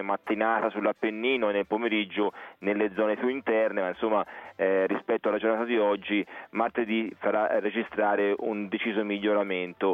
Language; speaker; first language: Italian; native; Italian